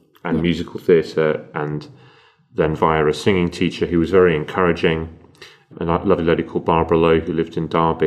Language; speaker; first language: English; native; English